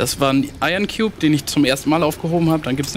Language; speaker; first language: German; native; German